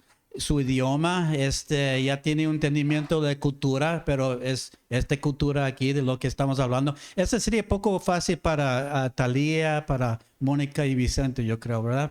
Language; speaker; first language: Spanish; non-native, fluent; English